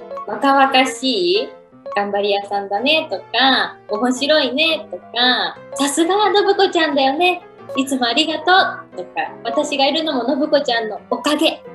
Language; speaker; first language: Japanese; native; Japanese